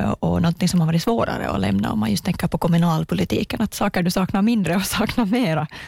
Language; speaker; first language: Swedish; native; Swedish